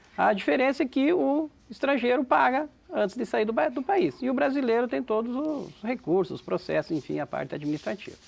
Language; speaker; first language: Portuguese; native; Portuguese